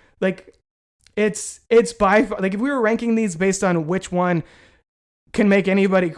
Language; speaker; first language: English; native; English